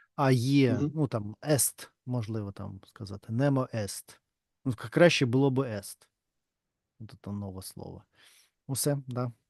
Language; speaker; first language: Ukrainian; non-native, learner; Russian